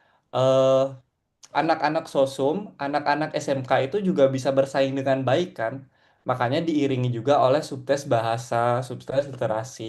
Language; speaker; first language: Indonesian; native; Indonesian